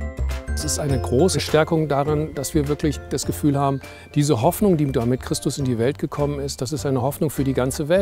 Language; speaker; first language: German; native; German